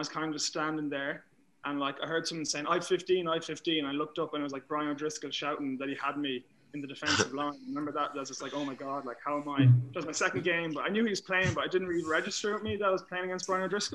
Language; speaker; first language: English; native; English